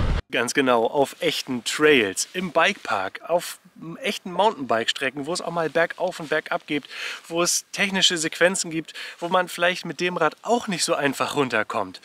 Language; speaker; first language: German; native; German